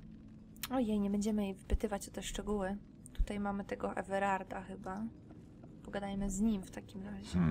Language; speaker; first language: Polish; native; Polish